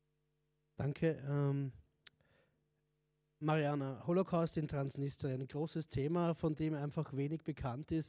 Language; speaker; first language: German; native; German